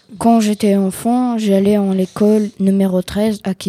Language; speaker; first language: French; non-native, learner; Ukrainian